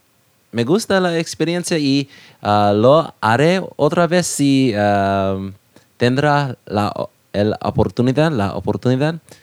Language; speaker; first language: Spanish; non-native, learner; English